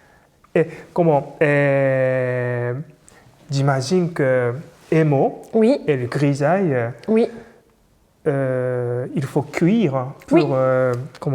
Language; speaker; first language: French; non-native, fluent; Japanese